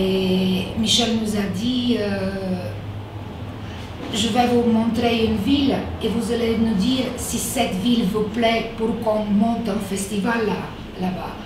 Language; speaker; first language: French; non-native, fluent; Bulgarian